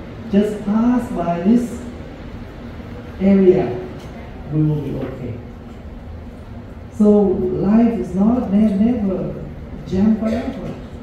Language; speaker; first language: English; non-native, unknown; Vietnamese